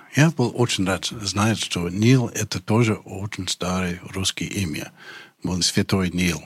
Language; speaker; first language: Russian; non-native, fluent; English